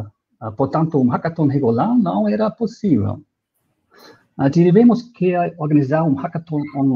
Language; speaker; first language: Portuguese; non-native, fluent; German